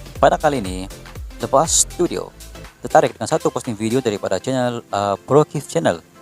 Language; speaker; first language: Malay; native; Malay